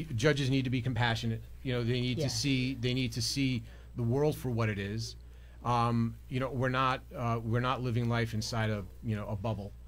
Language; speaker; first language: English; native; English